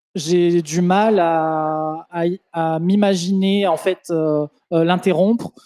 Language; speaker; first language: French; native; French